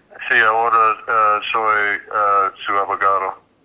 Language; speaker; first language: Spanish; non-native, fluent; English